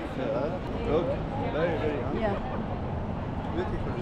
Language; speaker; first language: English; non-native, learner; French